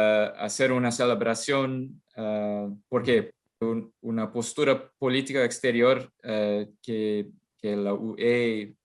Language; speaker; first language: Spanish; non-native, fluent; English